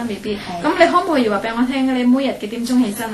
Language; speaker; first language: Cantonese; native; Cantonese